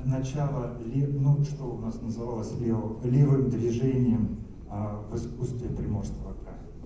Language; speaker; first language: Russian; native; Russian